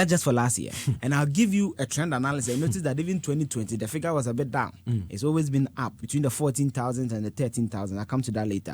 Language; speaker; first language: English; non-native, local second language; Akan